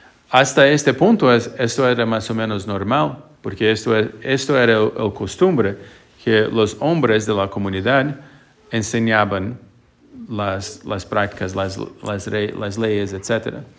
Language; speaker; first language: Spanish; non-native, fluent; English